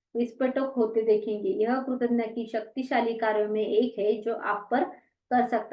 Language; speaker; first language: Hindi; non-native, local second language; Marathi